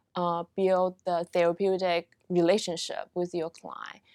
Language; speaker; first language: English; non-native, fluent; Chinese